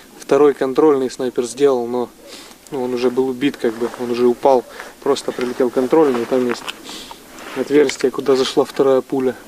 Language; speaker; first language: Russian; native; Russian